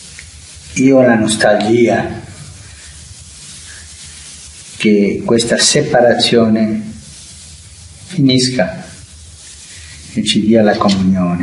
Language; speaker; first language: Italian; non-native, fluent; Spanish